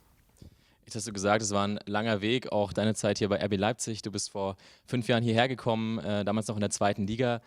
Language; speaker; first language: German; native; German